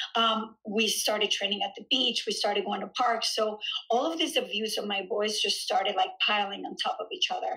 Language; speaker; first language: English; early bilingual, other home language; Spanish